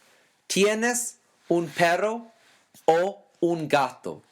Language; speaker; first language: Spanish; non-native, fluent; English